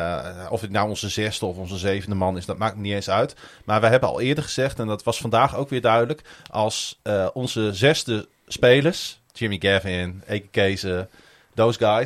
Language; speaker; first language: Dutch; native; Dutch